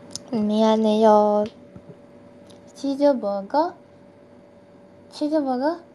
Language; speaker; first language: Korean; non-native, learner; Indonesian